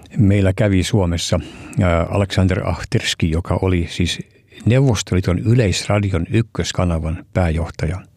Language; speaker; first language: Finnish; early bilingual, heritage; Finnish